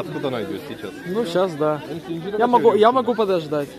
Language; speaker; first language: Russian; early bilingual, heritage; Russian